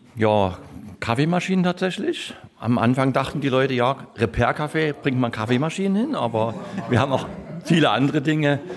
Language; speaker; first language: German; native; German